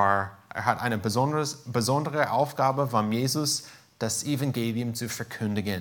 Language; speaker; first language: German; non-native, fluent; English